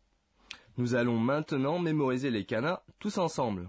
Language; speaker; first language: French; non-native, local second language; Arabic